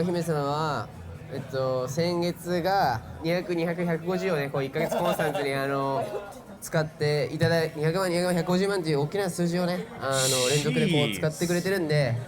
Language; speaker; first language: Japanese; native; Japanese